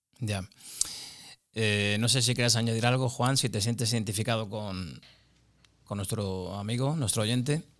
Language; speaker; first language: Spanish; native; Spanish